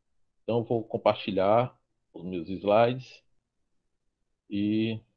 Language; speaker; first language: Portuguese; native; Portuguese